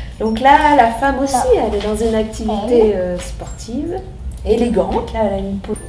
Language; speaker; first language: French; native; French